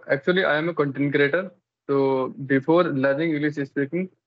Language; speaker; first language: English; non-native, local second language; Hindi